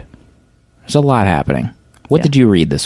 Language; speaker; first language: English; native; English